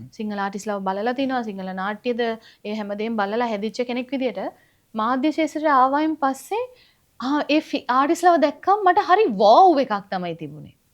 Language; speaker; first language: Sinhala; non-native, local second language; Tamil